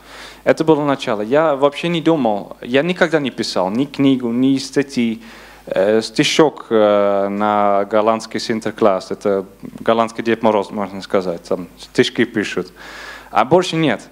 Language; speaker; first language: Russian; non-native, learner; Dutch